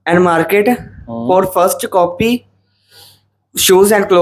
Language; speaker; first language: English; non-native, learner; Punjabi